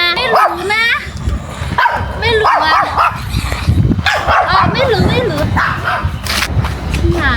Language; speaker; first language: Thai; non-native, learner; Chinese